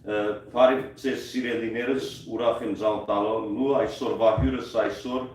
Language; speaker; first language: Armenian; early bilingual, heritage; Armenian